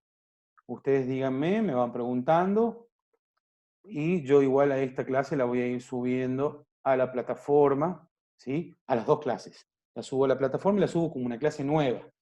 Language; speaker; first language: Spanish; native; Spanish